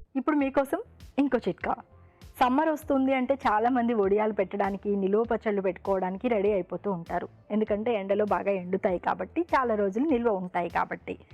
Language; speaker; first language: Telugu; native; Telugu